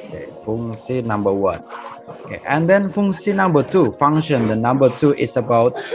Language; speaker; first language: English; non-native, fluent; Indonesian